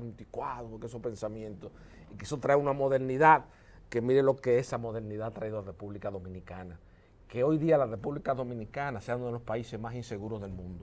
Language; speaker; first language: Spanish; native; Spanish